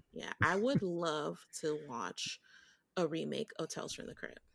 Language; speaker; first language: English; early bilingual, other home language; Haitian Creole